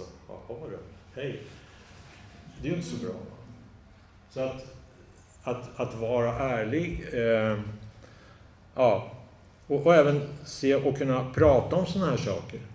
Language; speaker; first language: Swedish; native; Swedish